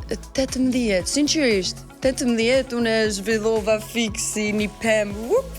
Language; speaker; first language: Albanian; early bilingual, heritage; Albanian